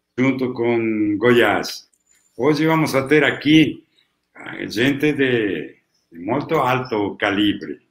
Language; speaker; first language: Portuguese; non-native, fluent; Italian